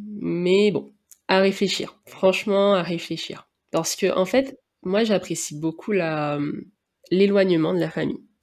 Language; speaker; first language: French; native; French